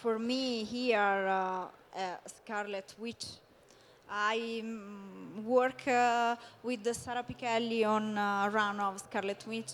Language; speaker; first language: English; non-native, learner; Italian